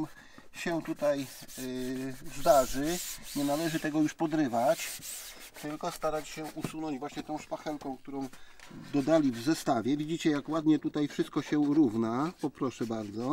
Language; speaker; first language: Polish; native; Polish